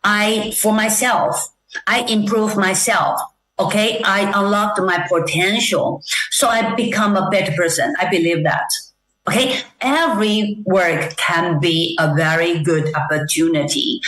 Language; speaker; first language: English; non-native, fluent; Chinese